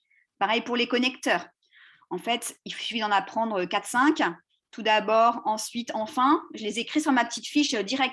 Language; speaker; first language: French; native; French